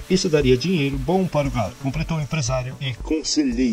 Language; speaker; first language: Portuguese; native; Portuguese